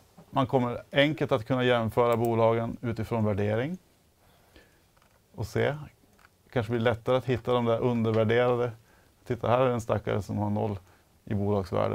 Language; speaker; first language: Swedish; native; Swedish